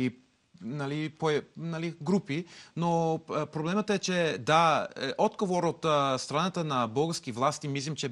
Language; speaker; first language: Bulgarian; non-native, learner; English